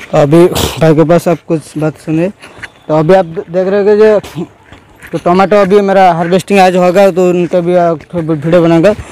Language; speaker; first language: Hindi; non-native, local second language; Odia